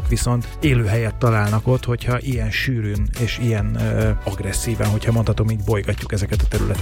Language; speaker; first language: Hungarian; native; Hungarian